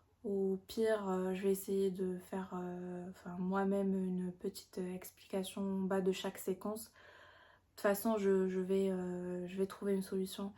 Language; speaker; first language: French; non-native, local second language; Arabic